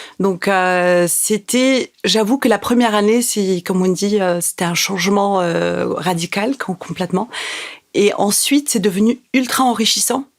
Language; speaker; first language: French; non-native, local second language; Arabic